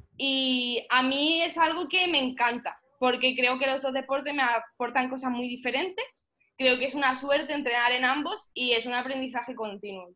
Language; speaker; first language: Spanish; early bilingual, heritage; Spanish